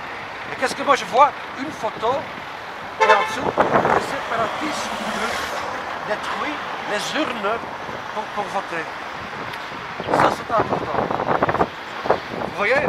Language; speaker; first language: French; non-native, local second language; Dutch